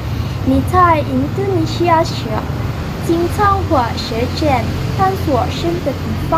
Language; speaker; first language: Chinese; non-native, learner; Indonesian